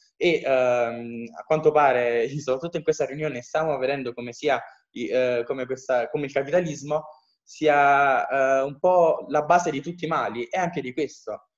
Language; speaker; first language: Italian; native; Italian